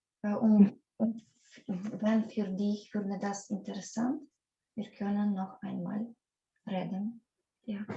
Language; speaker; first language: German; non-native, learner; Russian